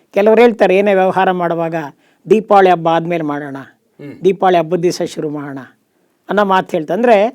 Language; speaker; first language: Kannada; native; Kannada